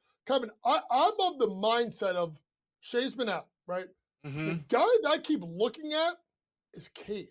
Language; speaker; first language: English; native; English